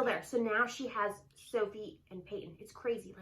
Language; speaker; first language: English; native; English